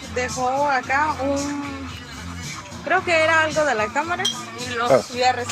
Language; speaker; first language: Spanish; native; Spanish